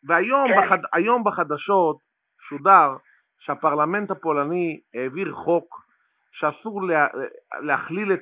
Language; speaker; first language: Hebrew; native; Hebrew